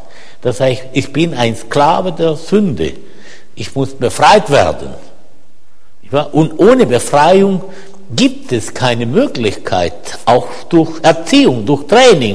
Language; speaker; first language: German; non-native, fluent; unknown